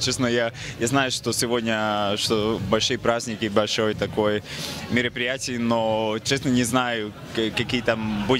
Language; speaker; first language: Russian; non-native, fluent; Latvian